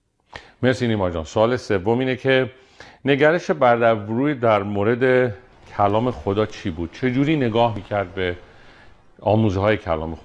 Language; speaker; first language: Persian; native; Persian